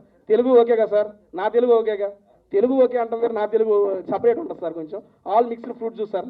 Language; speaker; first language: Telugu; native; Telugu